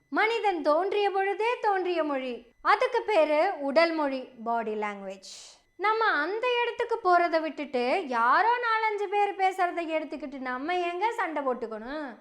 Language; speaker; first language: Tamil; native; Tamil